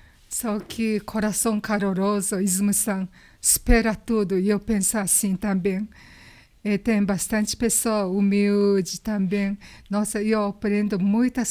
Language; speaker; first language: Portuguese; non-native, learner; Japanese